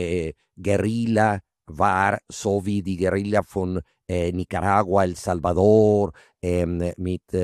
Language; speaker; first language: German; non-native, fluent; Spanish